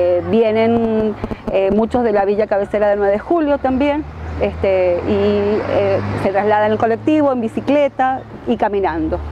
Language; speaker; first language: Spanish; native; Spanish